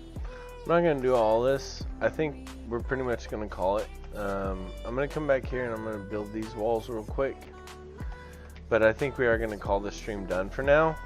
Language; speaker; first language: English; native; English